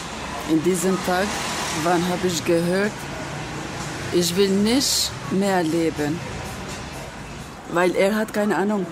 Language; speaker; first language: German; non-native, learner; Albanian